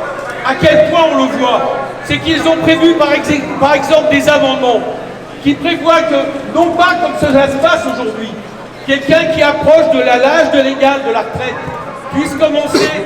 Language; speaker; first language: French; native; French